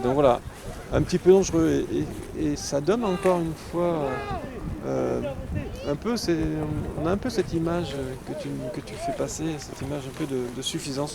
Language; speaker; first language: French; native; French